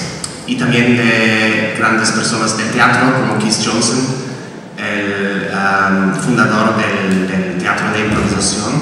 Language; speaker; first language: Spanish; non-native, fluent; German